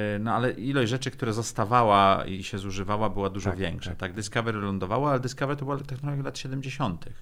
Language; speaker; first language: Polish; native; Polish